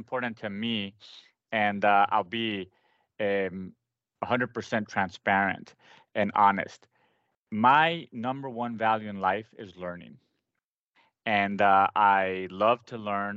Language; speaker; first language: English; non-native, fluent; Spanish